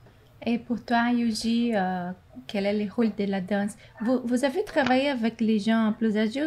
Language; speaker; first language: French; non-native, fluent; Portuguese